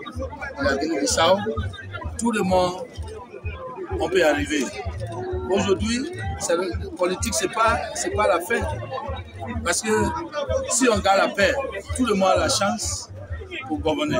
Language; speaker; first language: French; non-native, fluent; English